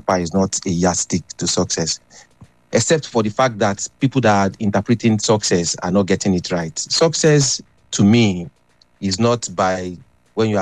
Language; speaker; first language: English; non-native, local second language; Yoruba